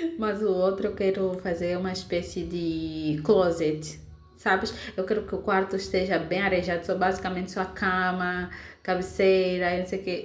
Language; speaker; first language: Portuguese; native; Portuguese